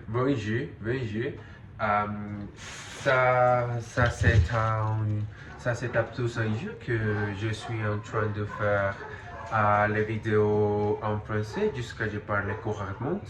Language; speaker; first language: French; non-native, learner; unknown